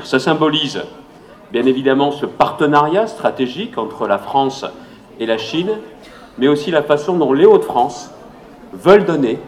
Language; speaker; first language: French; native; French